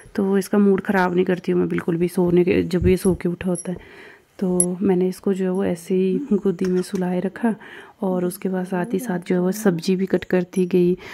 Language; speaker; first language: Hindi; non-native, local second language; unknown